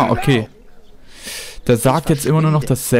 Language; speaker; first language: German; native; German